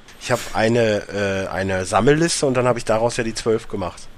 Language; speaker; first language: German; native; German